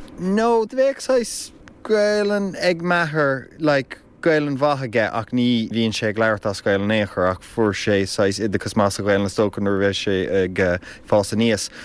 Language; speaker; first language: Irish; non-native, local second language; English